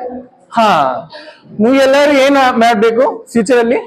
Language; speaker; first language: Kannada; non-native, learner; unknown